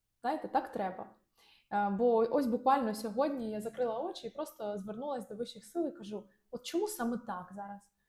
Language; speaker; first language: Ukrainian; non-native, local second language; Russian